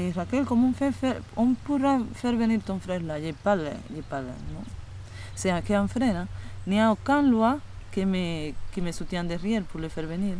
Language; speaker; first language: French; non-native, fluent; Spanish